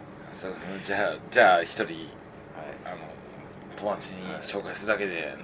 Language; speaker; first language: Japanese; native; Japanese